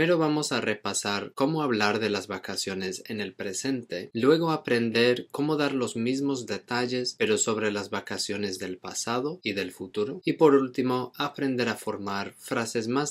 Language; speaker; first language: Spanish; non-native, fluent; English